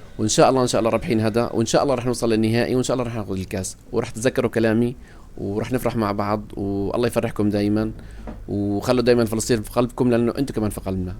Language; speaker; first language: Arabic; native; Arabic